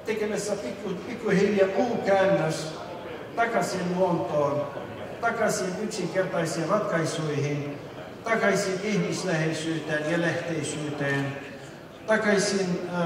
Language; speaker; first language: Finnish; non-native, fluent; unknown